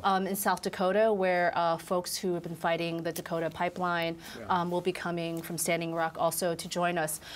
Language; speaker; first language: English; native; English